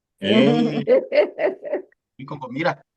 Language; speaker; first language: Spanish; non-native, learner; English